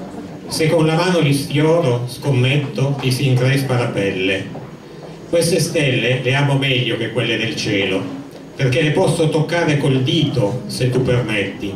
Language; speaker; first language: Italian; native; Italian